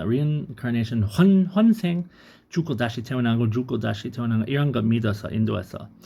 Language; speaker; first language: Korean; non-native, learner; English